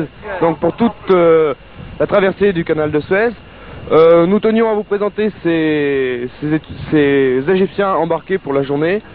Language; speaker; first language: French; native; French